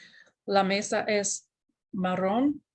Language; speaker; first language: Spanish; non-native, learner; English